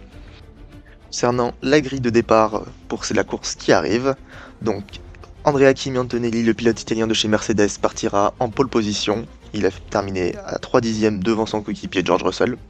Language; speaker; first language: French; native; French